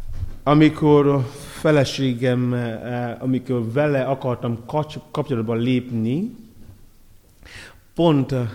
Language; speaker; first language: Hungarian; non-native, learner; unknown